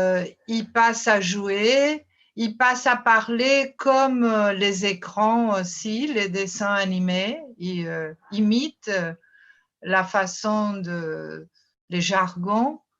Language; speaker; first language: French; non-native, fluent; Portuguese